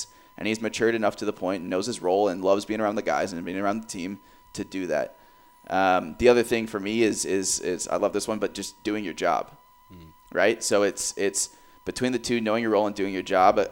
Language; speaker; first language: English; native; English